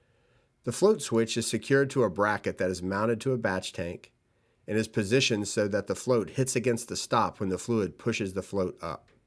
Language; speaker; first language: English; native; English